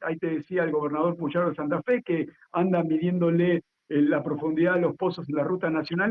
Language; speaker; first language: Spanish; native; Spanish